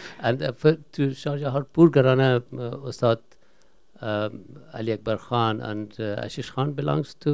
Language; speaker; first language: English; non-native, fluent; Persian